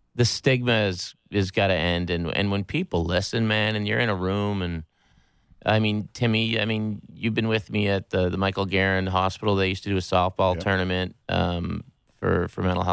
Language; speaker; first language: English; native; English